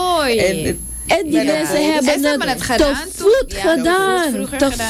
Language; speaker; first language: Dutch; non-native, local second language; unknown